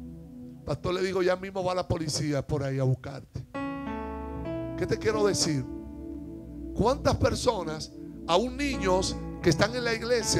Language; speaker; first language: Spanish; native; Spanish